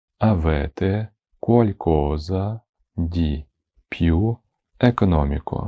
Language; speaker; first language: Italian; non-native, fluent; Ukrainian